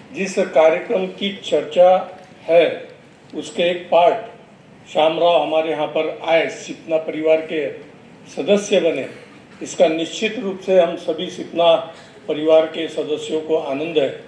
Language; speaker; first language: Hindi; non-native, local second language; Marathi